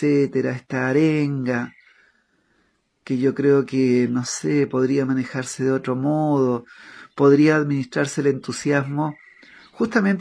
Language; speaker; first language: Spanish; native; Spanish